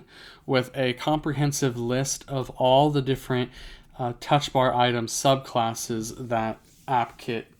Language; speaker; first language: English; native; English